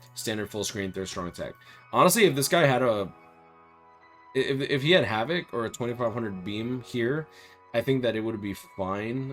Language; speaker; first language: English; native; English